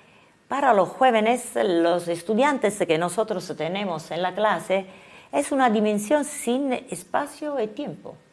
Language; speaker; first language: Spanish; non-native, fluent; Italian